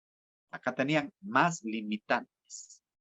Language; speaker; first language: Spanish; native; Spanish